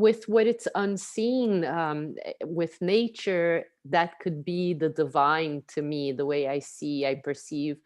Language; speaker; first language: English; non-native, fluent; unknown